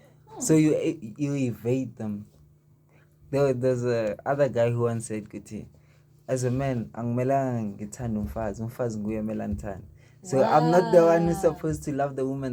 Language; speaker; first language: English; non-native, local second language; Zulu